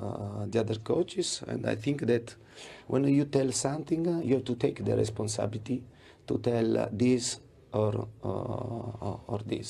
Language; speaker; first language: English; non-native, learner; Italian